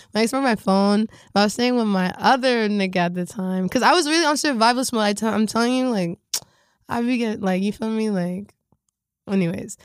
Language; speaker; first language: English; native; English